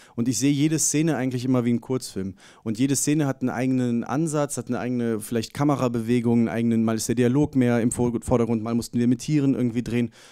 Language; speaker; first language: German; native; German